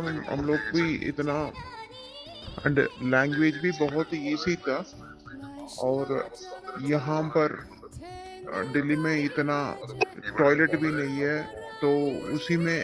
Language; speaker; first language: Hindi; non-native, local second language; Malayalam